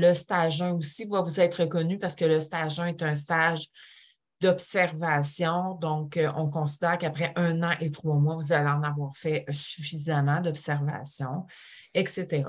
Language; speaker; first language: French; native; French